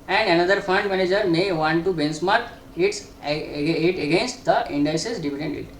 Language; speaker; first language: English; non-native, local second language; Bangla